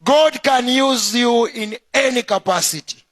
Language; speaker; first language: English; non-native, local second language; Swahili